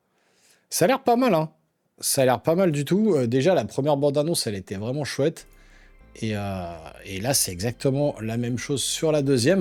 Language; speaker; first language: French; native; French